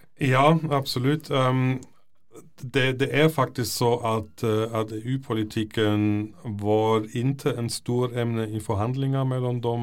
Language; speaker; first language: Norwegian; non-native, fluent; German